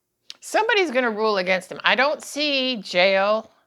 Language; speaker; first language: English; native; English